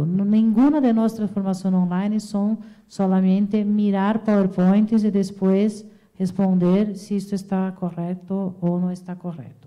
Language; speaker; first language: Spanish; non-native, fluent; Portuguese